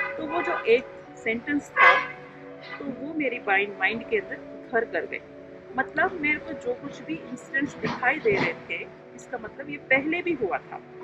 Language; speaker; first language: Hindi; non-native, local second language; Telugu